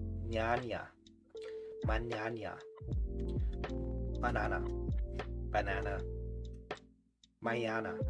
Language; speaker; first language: Spanish; non-native, learner; English